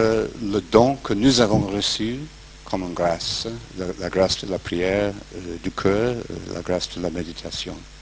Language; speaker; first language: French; non-native, fluent; English